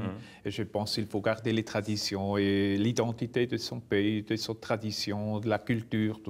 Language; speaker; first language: French; non-native, local second language; German